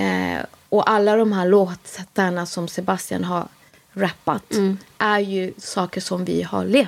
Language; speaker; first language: Swedish; native; Swedish